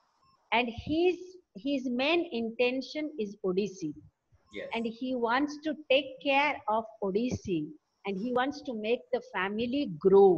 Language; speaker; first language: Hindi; non-native, local second language; Odia